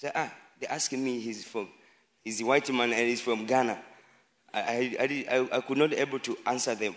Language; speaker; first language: English; non-native, local second language; Swahili